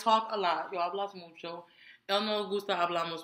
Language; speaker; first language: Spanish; non-native, learner; English